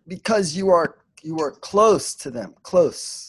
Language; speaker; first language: English; non-native, fluent; Swedish